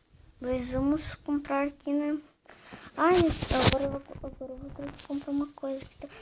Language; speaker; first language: Portuguese; native; Portuguese